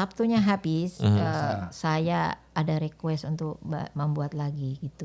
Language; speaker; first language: Indonesian; native; Indonesian